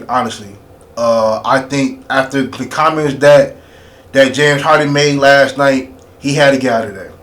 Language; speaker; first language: English; native; English